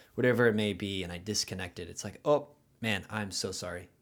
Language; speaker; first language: English; native; English